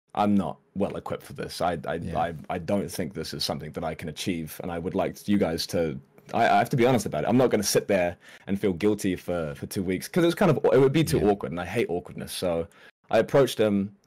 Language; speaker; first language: English; native; English